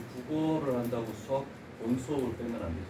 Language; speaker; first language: Korean; native; Korean